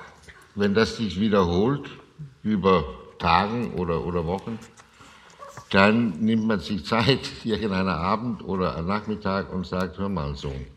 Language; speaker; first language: German; non-native, fluent; Danish